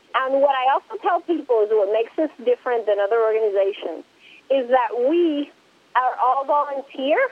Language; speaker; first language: English; early bilingual, other home language; Spanish